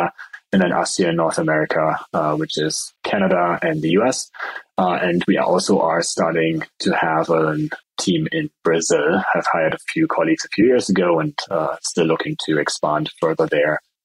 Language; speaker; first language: English; non-native, fluent; German